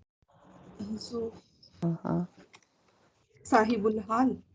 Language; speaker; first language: Arabic; non-native, learner; Urdu